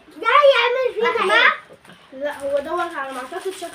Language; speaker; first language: Arabic; native; Arabic